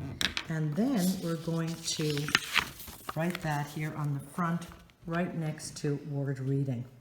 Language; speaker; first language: English; native; English